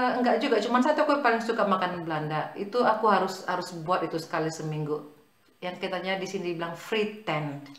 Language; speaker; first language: Indonesian; native; Indonesian